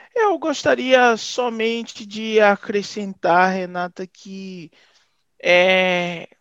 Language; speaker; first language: Portuguese; non-native, fluent; Haitian Creole